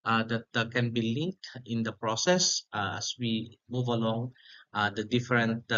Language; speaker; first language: English; non-native, local second language; Filipino